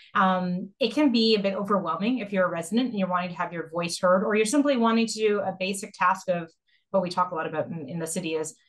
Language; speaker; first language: English; native; English